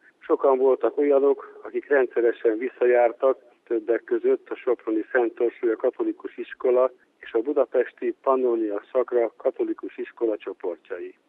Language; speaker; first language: Hungarian; native; Hungarian